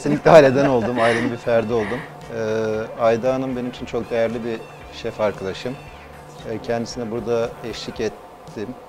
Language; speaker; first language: Turkish; native; Turkish